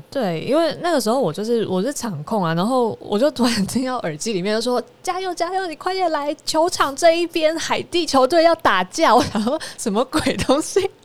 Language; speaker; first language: Chinese; native; Chinese